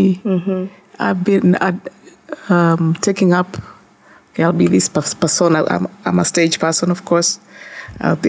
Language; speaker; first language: English; non-native, local second language; Gusii